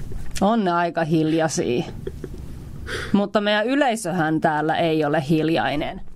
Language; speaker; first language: Finnish; native; Finnish